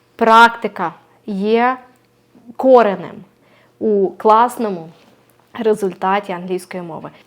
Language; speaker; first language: Ukrainian; native; Ukrainian